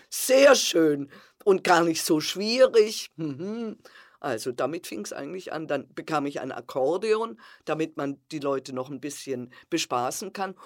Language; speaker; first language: German; native; German